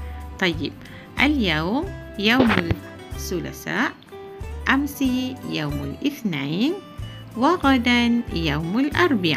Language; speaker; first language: Arabic; non-native, fluent; Malay